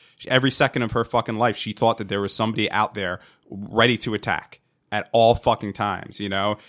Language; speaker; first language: English; native; English